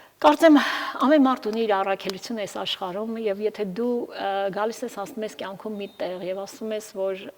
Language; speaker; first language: Armenian; early bilingual, heritage; Armenian